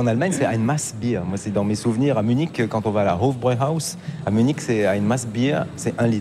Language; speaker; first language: French; native; French